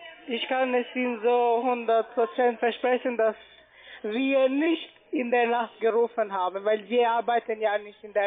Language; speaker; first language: German; non-native, fluent; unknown